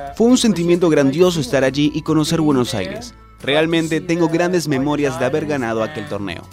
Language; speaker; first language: Spanish; non-native, fluent; Rundi